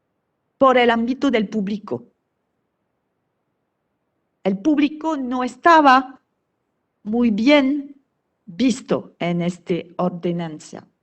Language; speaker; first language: Spanish; non-native, fluent; French